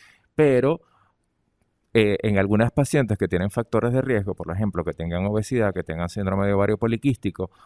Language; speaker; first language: Spanish; native; Spanish